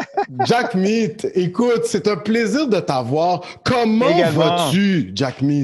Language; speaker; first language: French; native; French